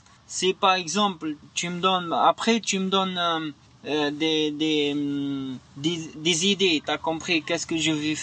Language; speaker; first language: French; non-native, learner; Arabic